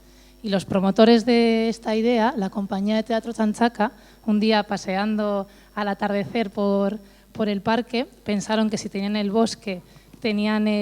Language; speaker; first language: Spanish; native; Spanish